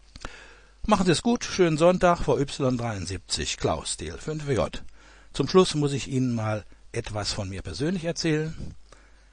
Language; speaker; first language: German; native; German